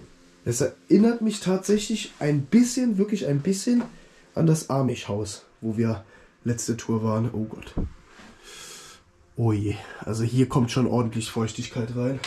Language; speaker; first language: German; native; German